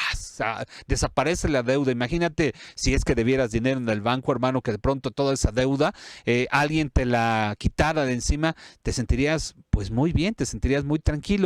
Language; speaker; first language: Spanish; native; Spanish